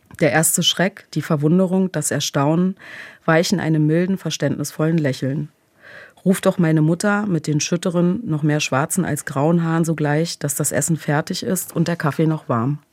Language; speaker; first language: German; early bilingual, other home language; Croatian